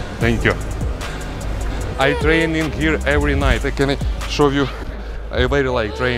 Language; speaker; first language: English; non-native, learner; Russian